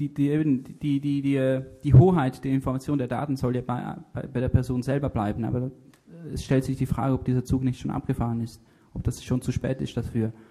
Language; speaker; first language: German; native; German